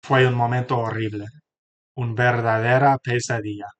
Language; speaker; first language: Spanish; non-native, learner; English